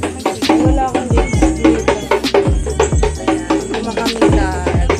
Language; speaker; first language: Filipino; non-native, local second language; Cebuano